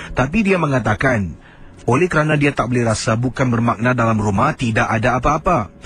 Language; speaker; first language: Malay; native; Malay